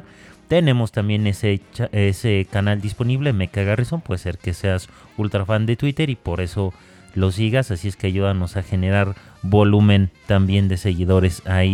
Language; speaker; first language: Spanish; native; Spanish